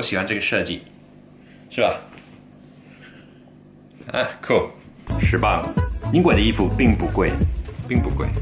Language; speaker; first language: Chinese; non-native, fluent; English